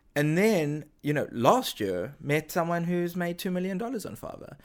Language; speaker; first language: English; native; English